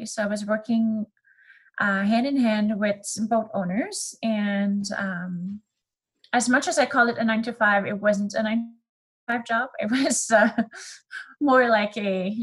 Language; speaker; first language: English; non-native, fluent; French